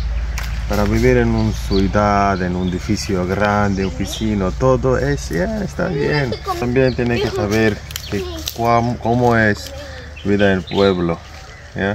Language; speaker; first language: Spanish; non-native, learner; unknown